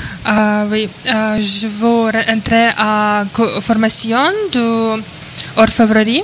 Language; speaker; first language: French; non-native, learner; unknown